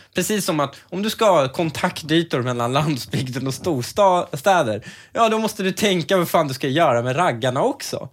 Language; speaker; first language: Swedish; early bilingual, other home language; Persian